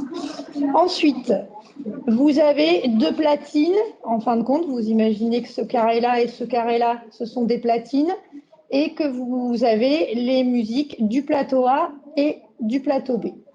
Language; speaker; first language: French; native; French